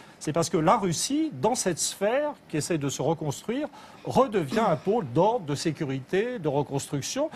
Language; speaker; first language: French; native; French